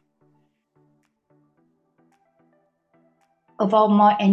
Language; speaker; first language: English; non-native, learner; Korean